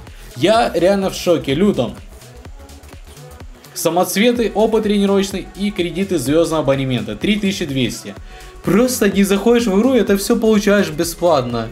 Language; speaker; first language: Russian; native; Russian